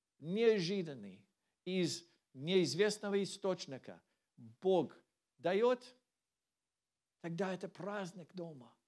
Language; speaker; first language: Russian; non-native, learner; English